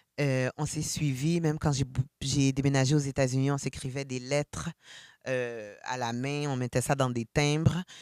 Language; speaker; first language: French; early bilingual, other home language; Haitian Creole